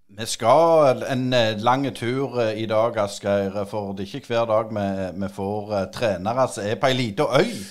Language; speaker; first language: Norwegian; native; Norwegian